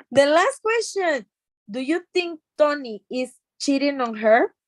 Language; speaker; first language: English; non-native, fluent; Spanish